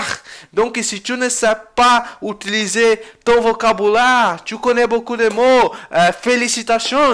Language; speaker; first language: French; non-native, learner; Portuguese